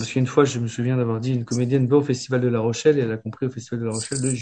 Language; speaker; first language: French; native; French